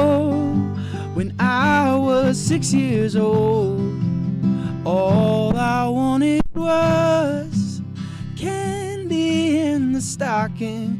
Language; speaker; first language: English; native; English